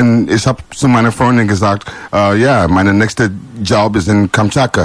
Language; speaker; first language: German; non-native, learner; English